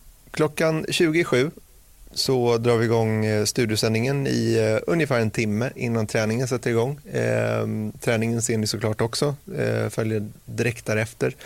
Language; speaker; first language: Swedish; native; Swedish